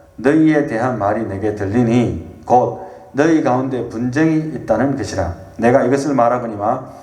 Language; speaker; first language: Korean; native; Korean